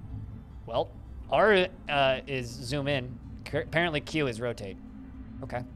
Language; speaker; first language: English; native; English